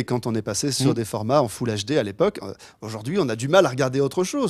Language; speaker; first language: French; native; French